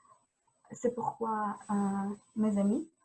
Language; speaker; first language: French; non-native, learner; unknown